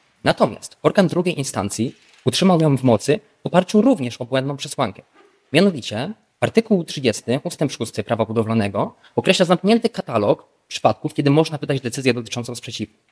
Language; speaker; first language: Polish; native; Polish